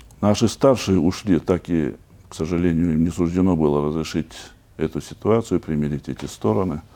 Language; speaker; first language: Russian; non-native, local second language; Chechen